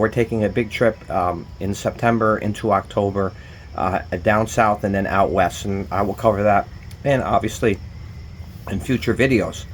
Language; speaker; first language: English; native; English